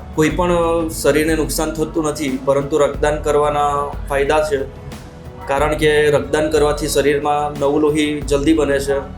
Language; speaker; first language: Gujarati; non-native, local second language; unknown